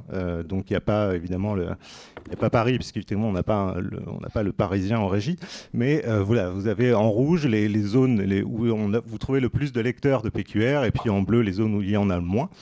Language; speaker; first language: French; native; French